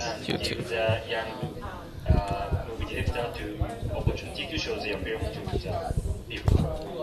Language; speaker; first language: English; non-native, learner; Japanese